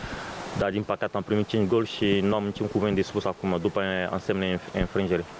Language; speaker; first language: Romanian; non-native, learner; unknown